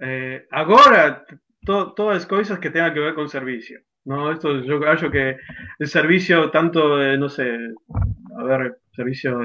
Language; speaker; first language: Portuguese; non-native, learner; Spanish